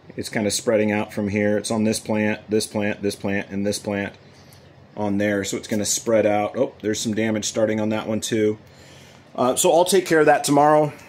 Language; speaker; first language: English; native; English